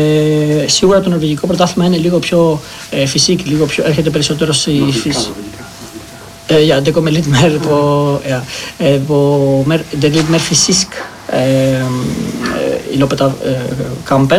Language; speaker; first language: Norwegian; non-native, learner; Greek